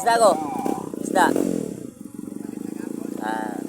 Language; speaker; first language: Filipino; non-native, local second language; Cebuano